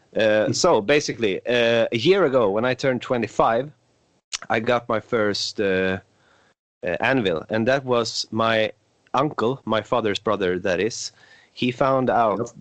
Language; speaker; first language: English; non-native, fluent; Swedish